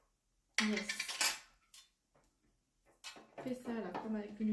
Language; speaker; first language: French; native; French